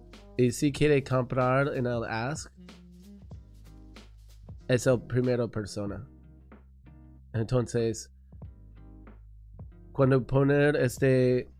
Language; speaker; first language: Spanish; non-native, learner; English